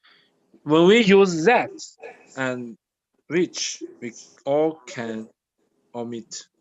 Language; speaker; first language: English; non-native, learner; Chinese